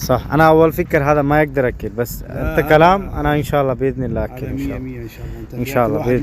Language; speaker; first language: Arabic; non-native, learner; Bangla